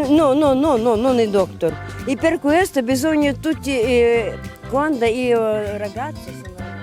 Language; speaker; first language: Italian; non-native, learner; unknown